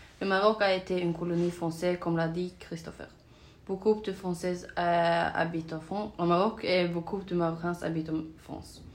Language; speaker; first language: French; non-native, learner; Norwegian